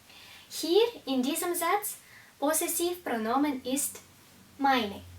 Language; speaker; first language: German; non-native, fluent; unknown